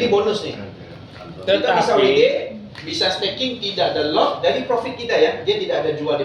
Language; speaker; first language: Indonesian; native; Indonesian